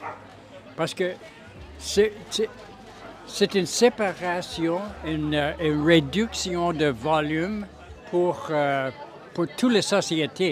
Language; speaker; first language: French; non-native, local second language; English